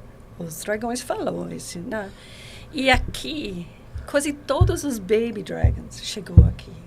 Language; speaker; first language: Portuguese; non-native, learner; English